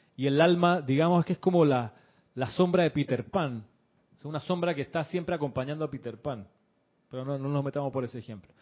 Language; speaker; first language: Spanish; native; Spanish